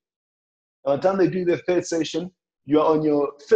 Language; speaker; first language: English; non-native, local second language; Northern Sotho